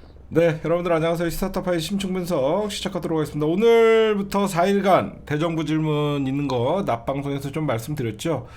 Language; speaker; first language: Korean; native; Korean